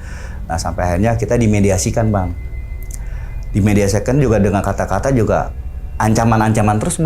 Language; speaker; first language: Indonesian; native; Indonesian